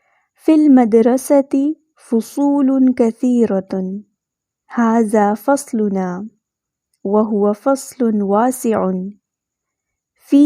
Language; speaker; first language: Arabic; non-native, fluent; Urdu